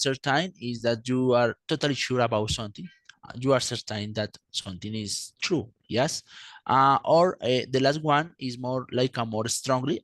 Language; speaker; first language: English; non-native, fluent; Spanish